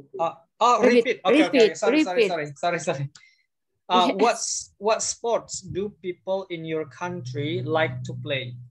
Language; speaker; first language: English; non-native, fluent; Indonesian